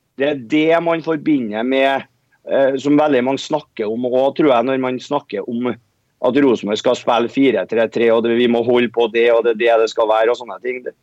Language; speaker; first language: Norwegian; native; Norwegian